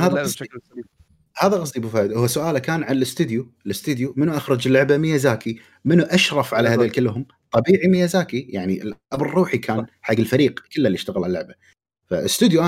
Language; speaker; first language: Arabic; native; Arabic